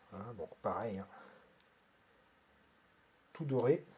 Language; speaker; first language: French; native; French